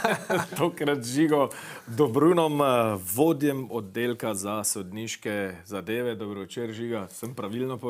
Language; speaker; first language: Slovenian; native; Slovenian